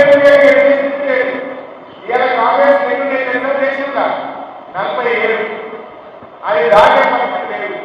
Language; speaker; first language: Telugu; native; Telugu